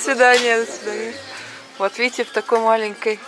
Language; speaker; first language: Russian; native; Russian